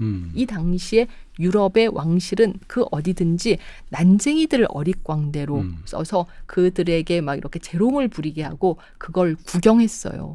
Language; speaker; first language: Korean; native; Korean